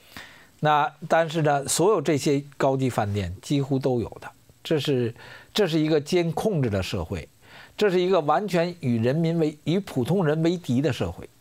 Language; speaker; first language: Chinese; native; Chinese